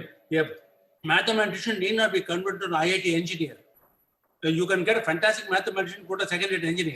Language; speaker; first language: English; non-native, local second language; Tamil